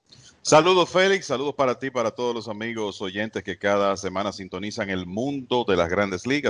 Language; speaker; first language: Spanish; native; Spanish